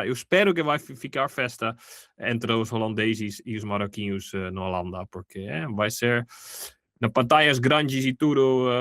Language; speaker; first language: Portuguese; non-native, fluent; Dutch